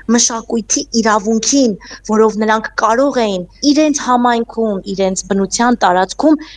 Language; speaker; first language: Armenian; native; Armenian